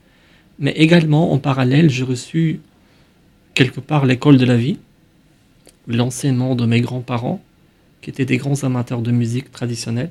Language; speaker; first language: French; non-native, fluent; Albanian